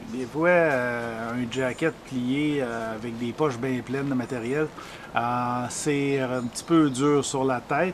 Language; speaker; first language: French; native; French